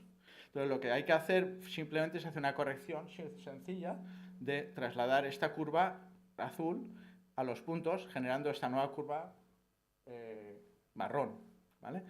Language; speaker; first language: Spanish; native; Spanish